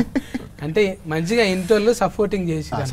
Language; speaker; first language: Telugu; native; Telugu